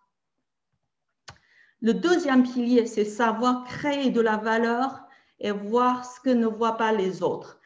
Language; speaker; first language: French; native; French